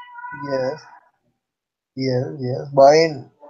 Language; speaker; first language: English; non-native, learner; Spanish